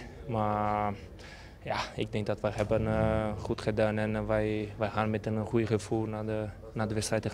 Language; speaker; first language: Dutch; non-native, fluent; Portuguese